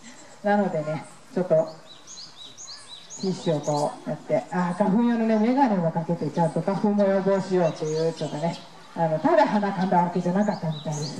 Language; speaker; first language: Japanese; native; Japanese